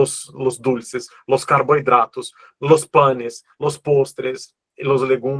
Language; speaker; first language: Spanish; non-native, fluent; Portuguese